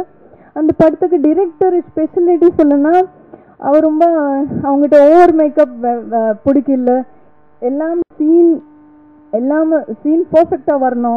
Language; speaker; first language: Tamil; non-native, learner; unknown